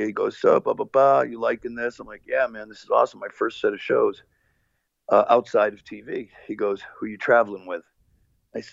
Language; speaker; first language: English; early bilingual, other home language; Portuguese